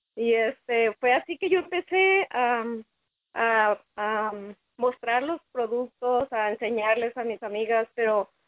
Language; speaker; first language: Spanish; native; Spanish